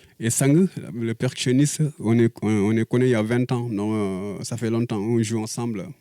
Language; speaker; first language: French; non-native, local second language; Wolof